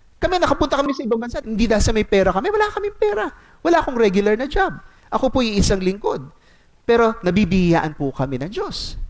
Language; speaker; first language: Filipino; non-native, local second language; Cebuano